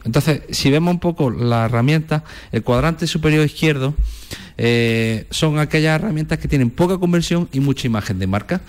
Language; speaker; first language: Spanish; native; Spanish